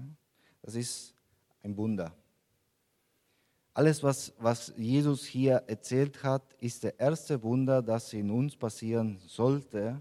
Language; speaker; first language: German; non-native, fluent; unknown